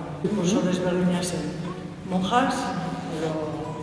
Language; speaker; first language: Basque; non-native, local second language; Spanish